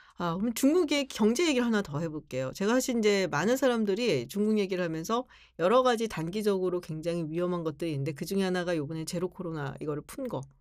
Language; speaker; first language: Korean; native; Korean